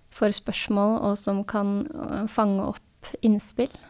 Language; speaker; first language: Norwegian; native; Norwegian